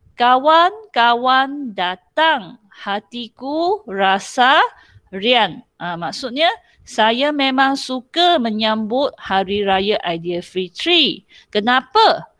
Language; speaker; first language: Malay; non-native, local second language; Chinese